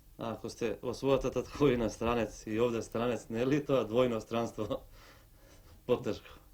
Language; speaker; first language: Macedonian; native; Macedonian